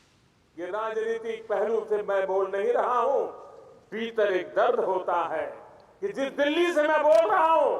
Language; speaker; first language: Hindi; non-native, local second language; Gujarati